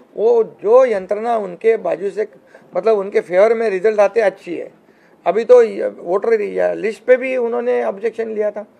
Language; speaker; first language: Hindi; non-native, local second language; Marathi